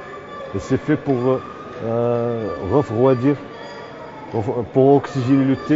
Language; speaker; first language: French; non-native, local second language; Arabic